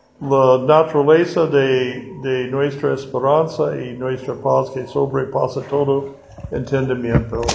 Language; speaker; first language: Spanish; non-native, fluent; English